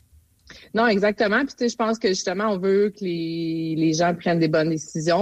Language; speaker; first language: French; native; French